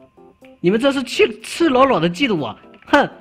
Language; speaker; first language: Chinese; native; Chinese